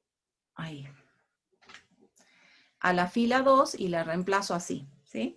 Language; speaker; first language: Spanish; native; Spanish